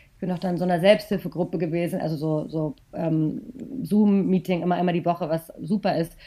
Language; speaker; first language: German; native; German